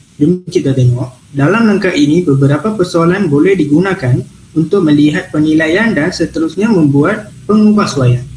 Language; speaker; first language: Malay; non-native, local second language; Tamil